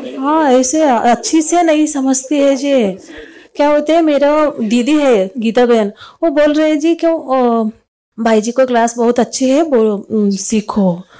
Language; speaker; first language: Hindi; non-native, local second language; Kannada